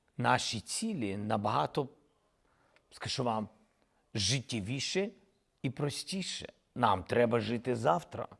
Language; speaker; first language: Ukrainian; non-native, local second language; Russian